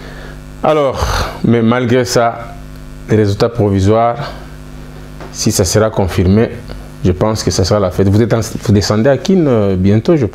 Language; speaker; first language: French; non-native, local second language; Lingala